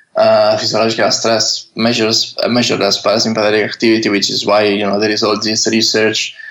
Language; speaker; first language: English; non-native, fluent; Italian